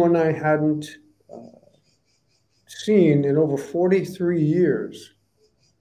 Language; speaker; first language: English; native; English